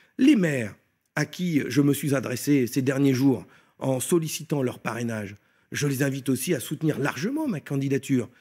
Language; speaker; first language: French; native; French